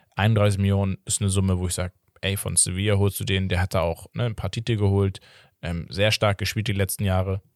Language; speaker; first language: German; early bilingual, other home language; Portuguese